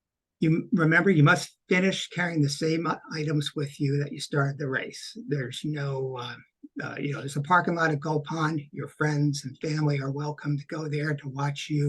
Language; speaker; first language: English; native; English